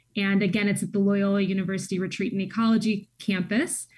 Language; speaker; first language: English; native; English